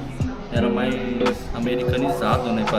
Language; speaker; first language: Portuguese; native; Portuguese